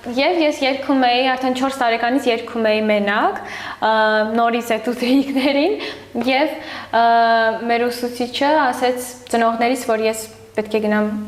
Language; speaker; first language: Armenian; early bilingual, heritage; Armenian